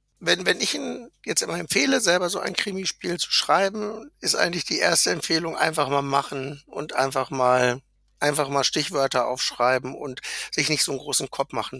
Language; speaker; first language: German; native; German